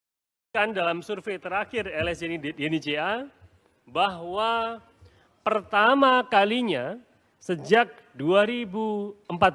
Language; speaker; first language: Indonesian; native; Indonesian